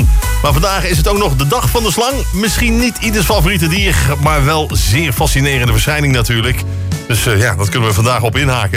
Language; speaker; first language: Dutch; native; Dutch